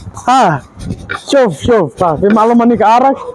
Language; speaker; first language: Arabic; non-native, learner; Bangla